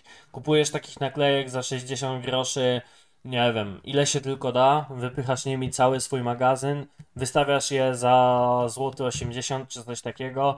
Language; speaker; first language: Polish; native; Polish